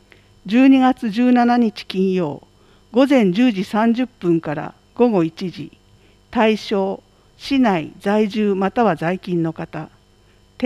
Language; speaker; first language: Japanese; native; Japanese